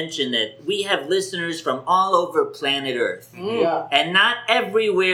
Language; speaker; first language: English; native; English